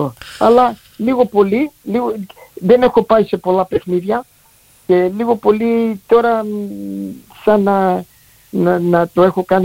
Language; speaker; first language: Greek; early bilingual, heritage; Greek